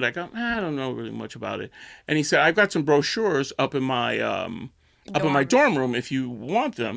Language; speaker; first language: English; native; English